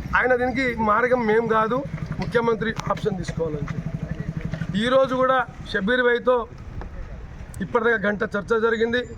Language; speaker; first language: Telugu; non-native, local second language; Lambadi